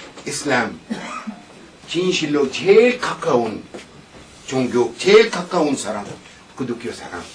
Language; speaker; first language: Korean; non-native, learner; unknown